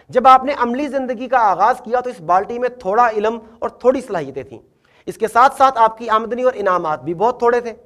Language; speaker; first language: Urdu; native; Urdu